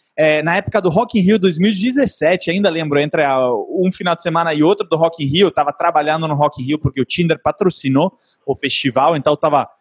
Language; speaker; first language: Portuguese; non-native, fluent; Italian